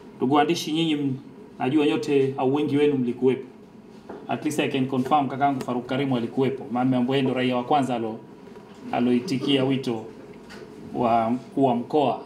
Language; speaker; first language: Swahili; native; Swahili